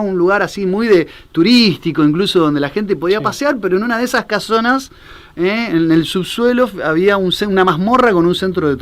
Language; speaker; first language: Spanish; native; Spanish